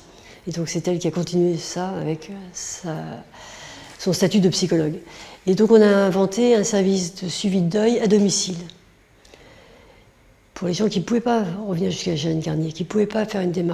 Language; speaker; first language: French; native; French